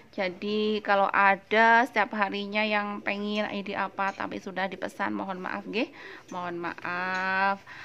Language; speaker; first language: Indonesian; non-native, local second language; Javanese